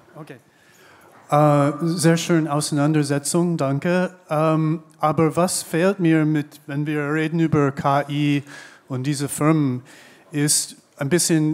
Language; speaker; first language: German; non-native, fluent; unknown